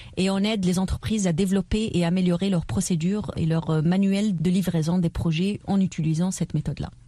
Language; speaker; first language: French; non-native, local second language; Arabic